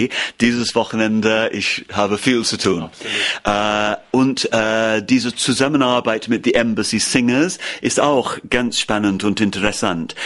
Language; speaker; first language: German; non-native, learner; English